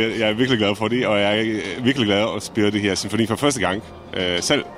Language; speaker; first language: Danish; non-native, fluent; Czech